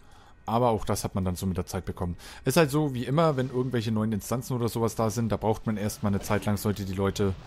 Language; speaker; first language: German; native; German